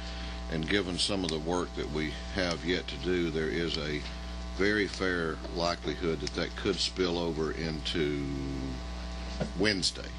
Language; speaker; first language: English; native; English